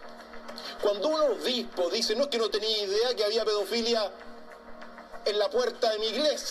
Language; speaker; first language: Spanish; native; Spanish